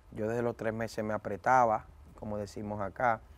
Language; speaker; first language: Spanish; native; Spanish